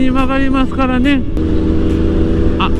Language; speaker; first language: Japanese; native; Japanese